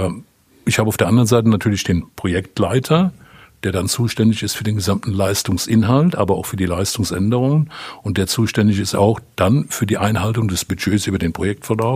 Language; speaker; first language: German; native; German